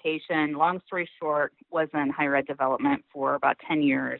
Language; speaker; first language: English; native; English